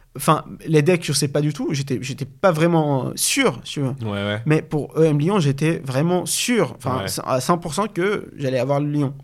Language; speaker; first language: French; non-native, fluent; Arabic